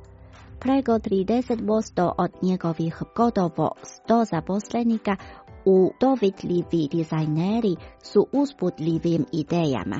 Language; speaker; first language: Croatian; non-native, fluent; Chinese